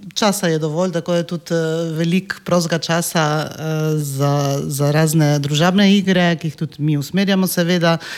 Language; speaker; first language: Slovenian; native; Slovenian